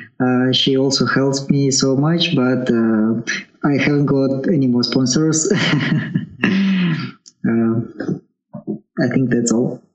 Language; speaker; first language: English; non-native, learner; Russian